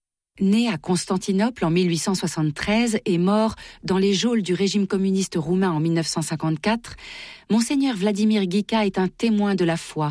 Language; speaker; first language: French; native; French